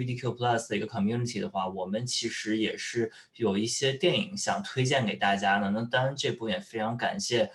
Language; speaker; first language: Chinese; native; Chinese